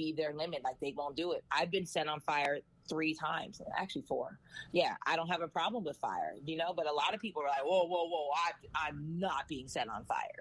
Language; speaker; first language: English; native; English